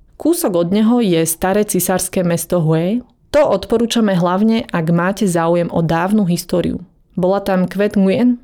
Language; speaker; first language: Slovak; native; Slovak